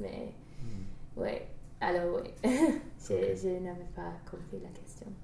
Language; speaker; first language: French; non-native, learner; English